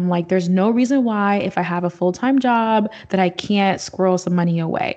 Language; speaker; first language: English; native; English